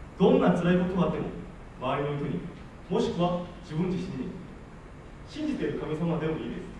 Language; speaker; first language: Japanese; non-native, fluent; Korean